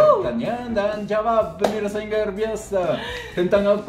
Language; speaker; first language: Indonesian; non-native, fluent; French